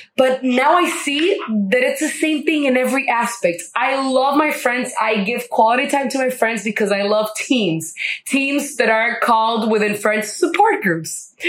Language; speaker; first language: English; non-native, fluent; Spanish